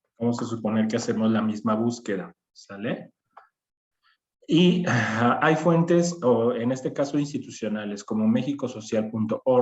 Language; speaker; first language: Spanish; native; Spanish